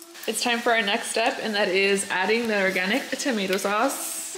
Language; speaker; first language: English; early bilingual, other home language; Spanish